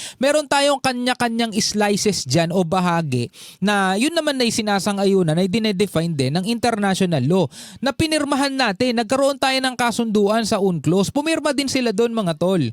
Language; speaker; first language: Filipino; native; Filipino